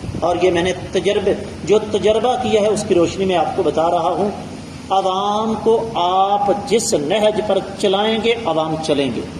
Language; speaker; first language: Urdu; non-native, local second language; Punjabi